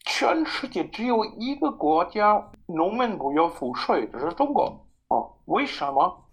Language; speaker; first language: Chinese; non-native, learner; German